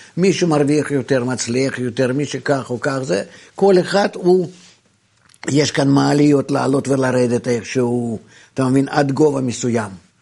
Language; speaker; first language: Hebrew; non-native, fluent; Russian